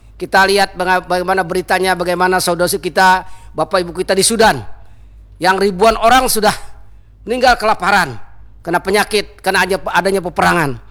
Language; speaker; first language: Malay; non-native, local second language; Banjar